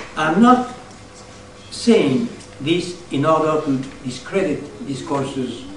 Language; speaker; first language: English; non-native, fluent; French